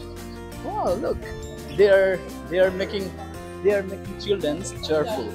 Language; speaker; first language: English; non-native, learner; Bangla